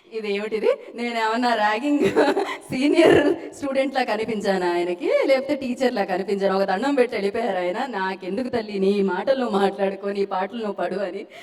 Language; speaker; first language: Telugu; native; Telugu